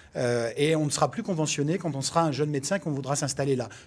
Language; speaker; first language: French; native; French